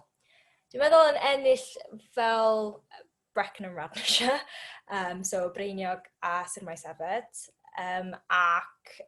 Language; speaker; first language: Welsh; non-native, learner; English